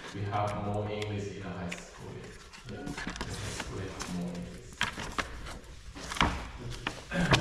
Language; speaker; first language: English; non-native, learner; Balinese